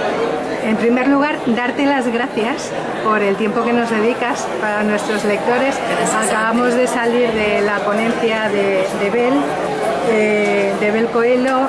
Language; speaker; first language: Spanish; native; Spanish